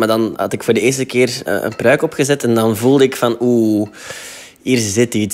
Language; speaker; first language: Dutch; native; Dutch